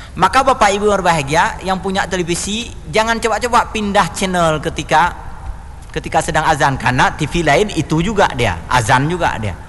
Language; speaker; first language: Indonesian; non-native, local second language; Achinese